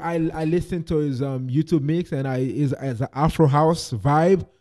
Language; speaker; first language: English; non-native, local second language; Yoruba